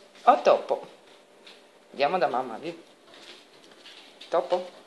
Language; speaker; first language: Italian; native; Italian